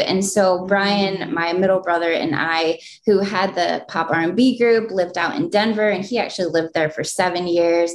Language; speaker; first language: English; native; English